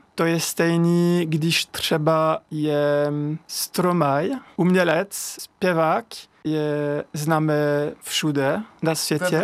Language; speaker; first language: Czech; non-native, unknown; French